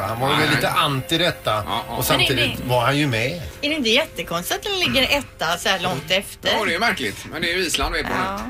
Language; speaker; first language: Swedish; native; Swedish